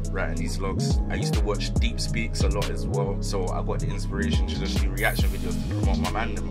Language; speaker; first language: English; native; English